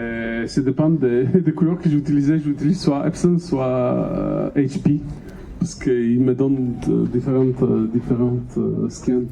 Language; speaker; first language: French; non-native, fluent; Bulgarian